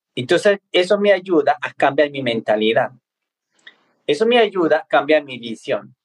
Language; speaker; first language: Spanish; non-native, fluent; Tibetan